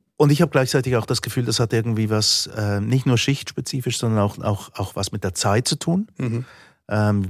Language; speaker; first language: German; native; German